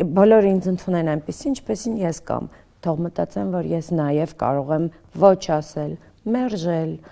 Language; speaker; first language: Armenian; early bilingual, other home language; Russian